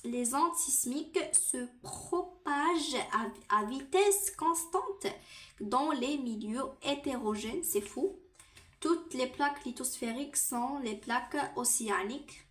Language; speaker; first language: French; non-native, local second language; Arabic